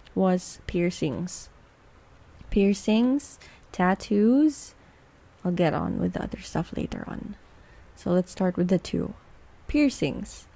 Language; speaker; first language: English; non-native, local second language; Filipino